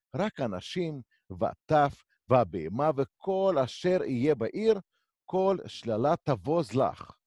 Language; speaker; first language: Hebrew; native; Hebrew